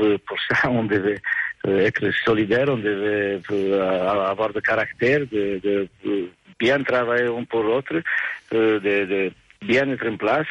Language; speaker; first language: French; non-native, fluent; Romanian